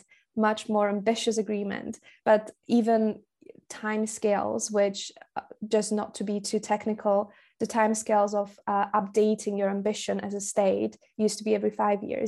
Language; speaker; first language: English; non-native, fluent; Slovak